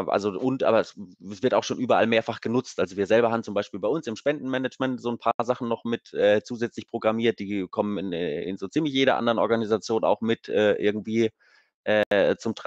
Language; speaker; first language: German; native; German